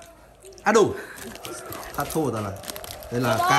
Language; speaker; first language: Chinese; non-native, fluent; Vietnamese